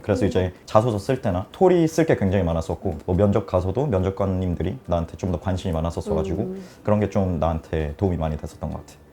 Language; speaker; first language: Korean; early bilingual, heritage; Korean